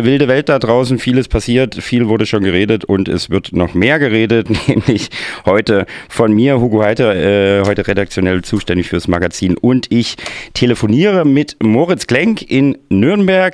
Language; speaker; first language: German; native; German